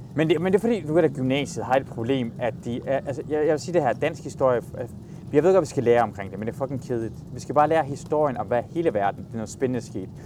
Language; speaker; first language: Danish; early bilingual, other home language; Persian